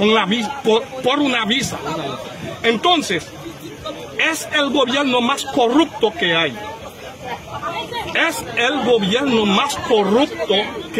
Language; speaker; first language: Spanish; non-native, fluent; Haitian Creole